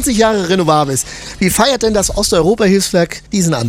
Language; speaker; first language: German; native; German